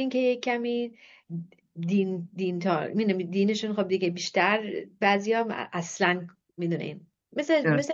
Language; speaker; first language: Persian; non-native, fluent; English